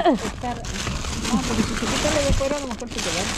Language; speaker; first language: Spanish; native; Spanish